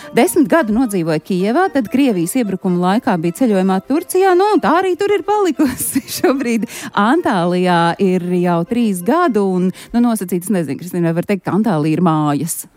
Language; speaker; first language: Latvian; native; Latvian